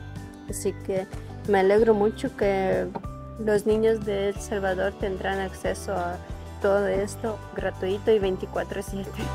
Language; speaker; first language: Spanish; non-native, fluent; Ukrainian